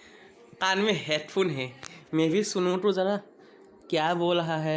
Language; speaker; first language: Hindi; non-native, local second language; Assamese